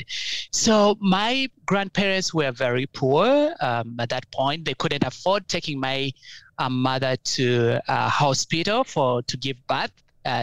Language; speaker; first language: English; non-native, local second language; Ganda